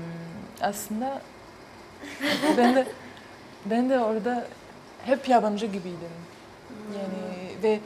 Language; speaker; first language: Turkish; early bilingual, heritage; Turkish